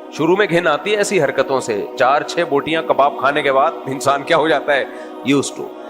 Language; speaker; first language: Urdu; native; Urdu